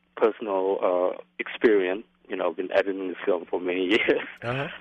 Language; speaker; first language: English; non-native, fluent; Lao